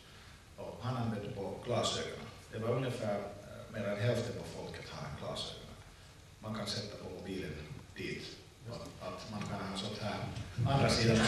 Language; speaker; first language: Swedish; non-native, local second language; Finnish